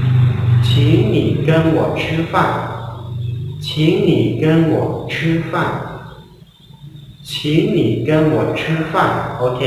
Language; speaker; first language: Chinese; non-native, fluent; Hmong